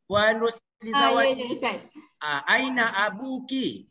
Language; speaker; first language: Arabic; non-native, fluent; Malay